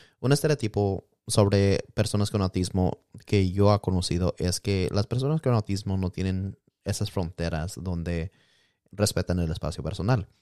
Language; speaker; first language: Spanish; early bilingual, heritage; Spanish